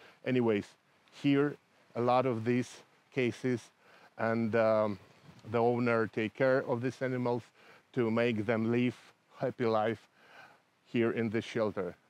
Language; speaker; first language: English; non-native, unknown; Russian